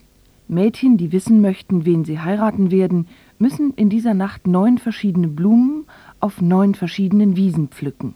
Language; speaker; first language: German; native; German